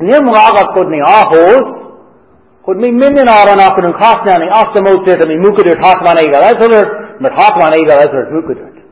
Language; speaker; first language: Hungarian; non-native, fluent; English